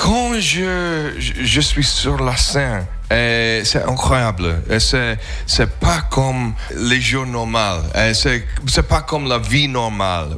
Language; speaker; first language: French; non-native, learner; English